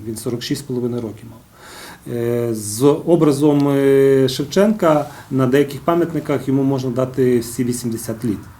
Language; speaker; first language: Ukrainian; native; Ukrainian